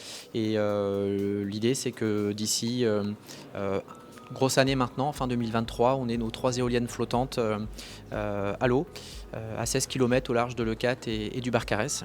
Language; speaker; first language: French; native; French